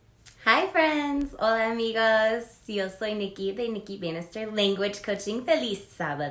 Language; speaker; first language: Spanish; non-native, fluent; English